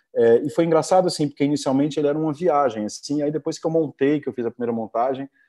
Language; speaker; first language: Portuguese; native; Portuguese